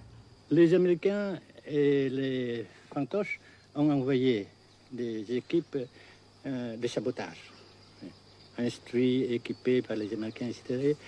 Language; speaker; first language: French; non-native, local second language; Vietnamese